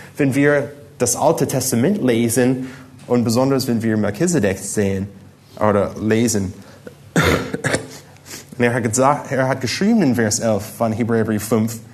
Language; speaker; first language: German; non-native, fluent; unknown